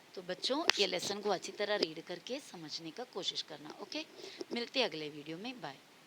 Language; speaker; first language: Hindi; non-native, local second language; Marathi